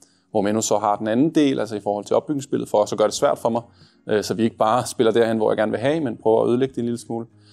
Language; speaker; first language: Danish; native; Danish